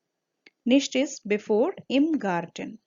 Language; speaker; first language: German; non-native, fluent; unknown